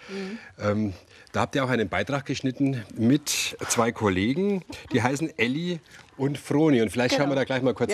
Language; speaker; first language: German; native; German